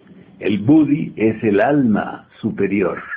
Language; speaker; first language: Spanish; native; Spanish